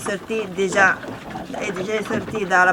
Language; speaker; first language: French; non-native, learner; Italian